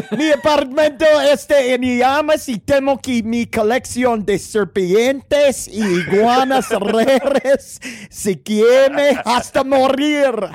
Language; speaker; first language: Spanish; non-native, learner; English